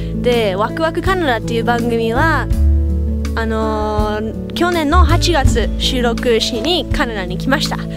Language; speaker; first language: Japanese; non-native, fluent; English